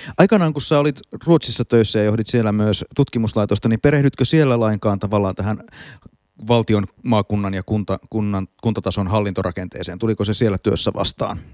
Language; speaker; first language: Finnish; native; Finnish